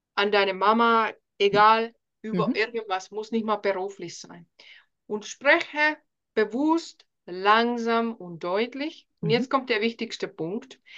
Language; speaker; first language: German; non-native, fluent; Finnish